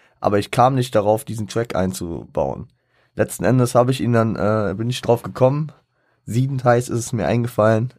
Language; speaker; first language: German; native; German